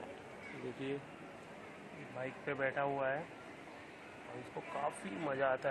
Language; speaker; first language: Hindi; native; Hindi